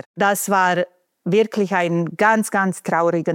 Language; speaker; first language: German; non-native, fluent; Bosnian